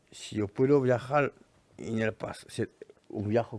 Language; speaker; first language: Spanish; non-native, learner; French